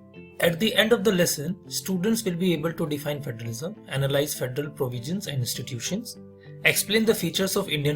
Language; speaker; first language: English; non-native, local second language; Hindi